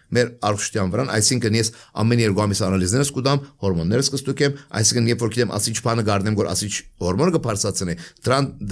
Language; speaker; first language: Armenian; early bilingual, heritage; Armenian